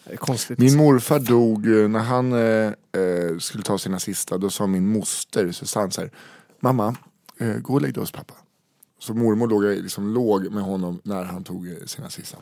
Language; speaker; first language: Swedish; native; Swedish